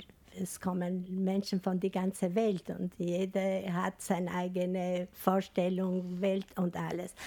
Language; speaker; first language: German; non-native, learner; Albanian